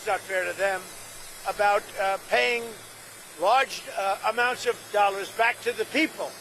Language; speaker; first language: English; native; English